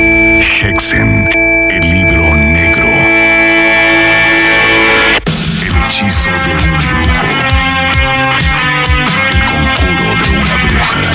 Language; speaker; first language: Spanish; native; Spanish